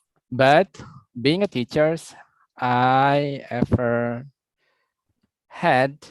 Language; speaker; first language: English; non-native, learner; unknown